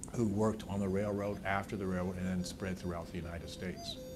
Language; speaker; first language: English; native; English